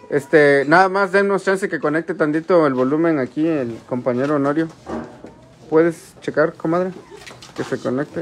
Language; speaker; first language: Spanish; native; Spanish